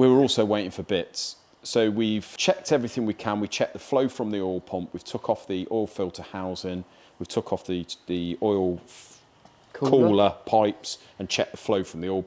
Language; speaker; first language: English; native; English